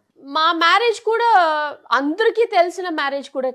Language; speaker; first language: Telugu; non-native, fluent; Tamil